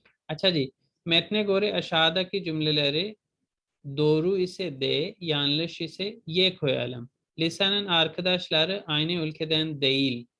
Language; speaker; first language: Turkish; non-native, fluent; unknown